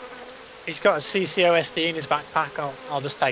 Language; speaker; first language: English; native; English